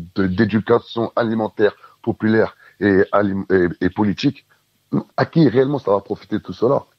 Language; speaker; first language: French; native; French